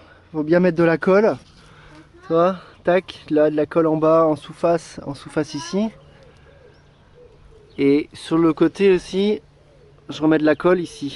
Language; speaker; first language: French; native; French